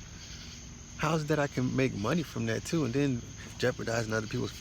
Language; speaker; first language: English; native; English